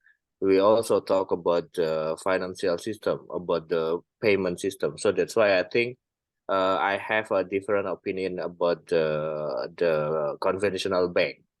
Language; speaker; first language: English; non-native, fluent; Indonesian